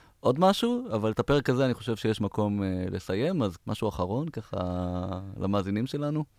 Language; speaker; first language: Hebrew; native; Hebrew